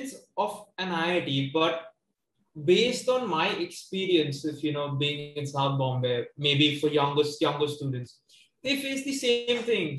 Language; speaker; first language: English; non-native, local second language; Hindi